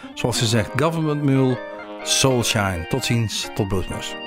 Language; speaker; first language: Dutch; native; Dutch